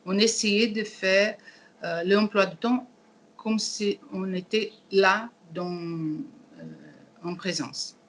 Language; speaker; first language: French; non-native, learner; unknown